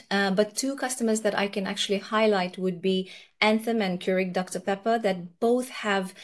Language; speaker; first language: English; early bilingual, other home language; Nepali